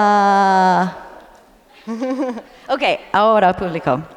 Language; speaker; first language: Spanish; non-native, learner; English